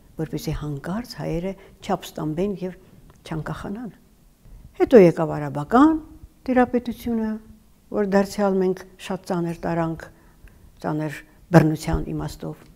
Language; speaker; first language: Armenian; native; Armenian